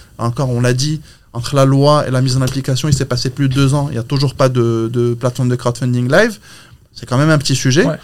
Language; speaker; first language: French; non-native, local second language; Arabic